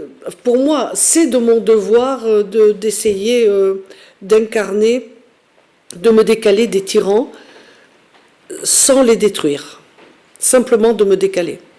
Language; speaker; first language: French; native; French